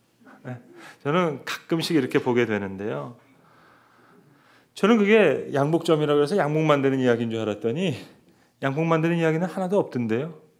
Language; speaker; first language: Korean; native; Korean